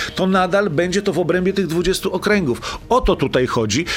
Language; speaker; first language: Polish; native; Polish